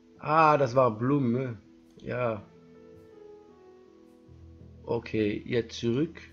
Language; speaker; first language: German; non-native, learner; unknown